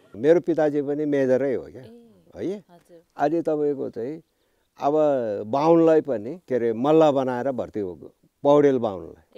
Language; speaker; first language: Nepali; non-native, local second language; Gurung